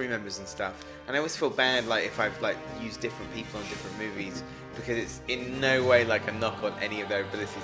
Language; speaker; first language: English; native; English